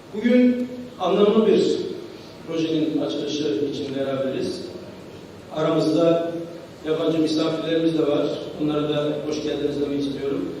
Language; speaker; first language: Turkish; early bilingual, heritage; Turkish